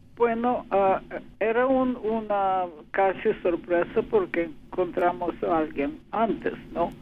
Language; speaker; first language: Spanish; early bilingual, other home language; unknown